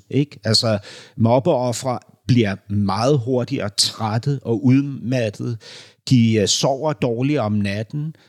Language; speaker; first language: Danish; native; Danish